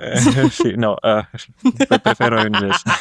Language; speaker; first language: Spanish; non-native, learner; Russian